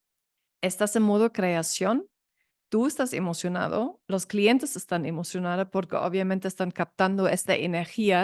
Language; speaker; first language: Spanish; non-native, fluent; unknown